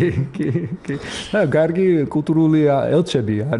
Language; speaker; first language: Georgian; non-native, learner; English